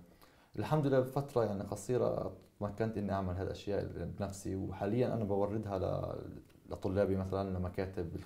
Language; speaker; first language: Arabic; native; Arabic